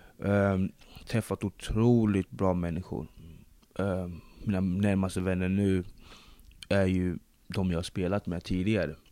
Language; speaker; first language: Swedish; early bilingual, other home language; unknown